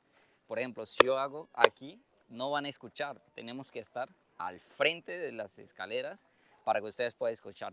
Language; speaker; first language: Spanish; non-native, fluent; Portuguese